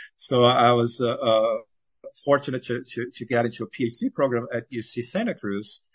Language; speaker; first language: English; non-native, fluent; Portuguese